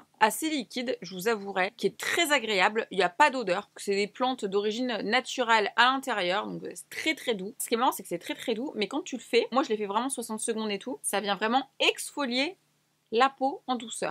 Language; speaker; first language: French; native; French